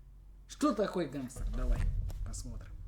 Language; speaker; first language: Russian; non-native, fluent; English